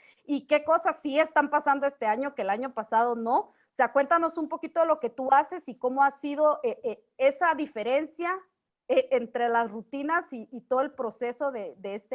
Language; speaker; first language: Spanish; native; Spanish